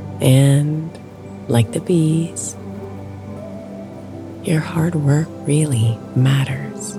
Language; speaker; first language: English; native; English